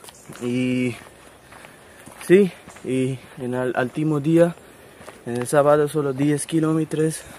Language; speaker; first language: Spanish; non-native, learner; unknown